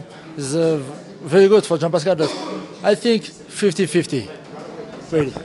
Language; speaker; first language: English; non-native, learner; Russian